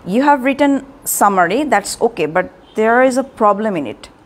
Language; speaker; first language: English; non-native, local second language; Bangla